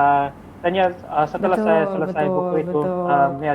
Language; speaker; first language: Indonesian; non-native, fluent; English